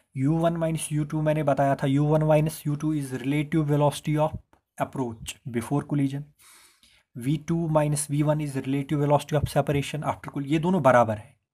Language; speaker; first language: Hindi; non-native, local second language; Kashmiri